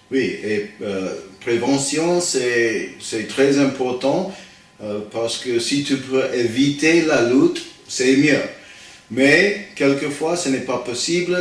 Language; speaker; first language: French; non-native, learner; English